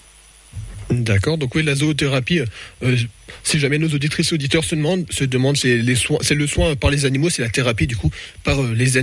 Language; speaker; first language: French; native; French